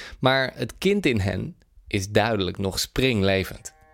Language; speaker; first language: Dutch; native; Dutch